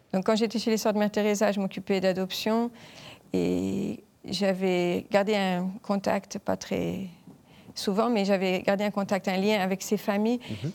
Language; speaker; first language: French; native; French